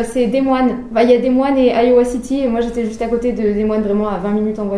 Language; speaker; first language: French; non-native, learner; German